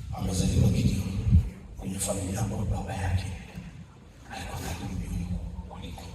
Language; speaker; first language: Swahili; non-native, local second language; Masai